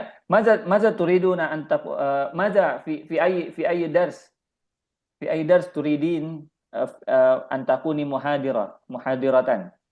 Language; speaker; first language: Arabic; non-native, fluent; Indonesian